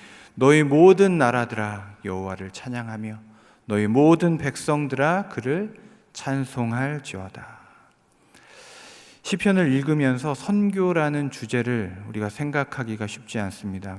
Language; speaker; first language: Korean; native; Korean